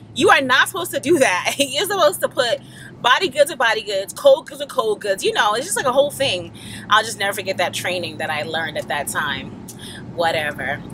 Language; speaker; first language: English; native; English